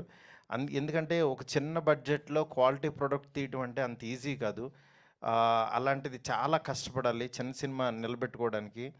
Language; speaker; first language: Telugu; native; Telugu